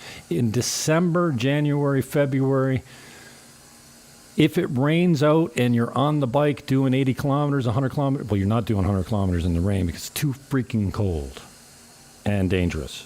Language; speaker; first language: English; native; English